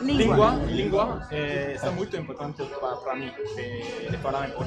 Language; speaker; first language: Portuguese; non-native, learner; Spanish